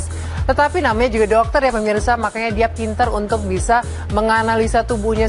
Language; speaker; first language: Indonesian; native; Indonesian